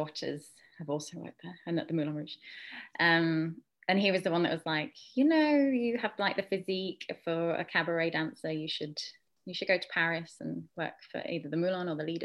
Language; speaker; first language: English; native; English